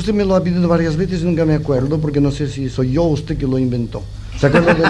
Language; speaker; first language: Spanish; non-native, local second language; Catalan